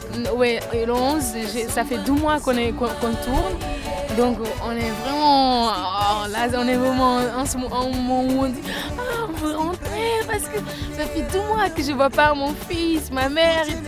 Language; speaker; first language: French; non-native, fluent; Kabuverdianu